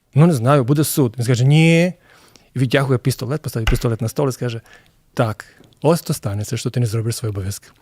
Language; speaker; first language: Ukrainian; non-native, fluent; Croatian